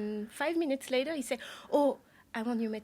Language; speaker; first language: English; non-native, learner; French